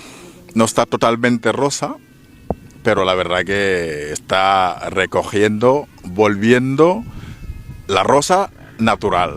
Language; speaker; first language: Spanish; non-native, fluent; Wolof